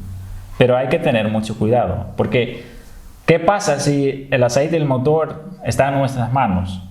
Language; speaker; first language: Spanish; non-native, fluent; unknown